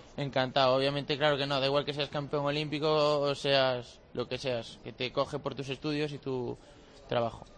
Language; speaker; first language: Spanish; native; Spanish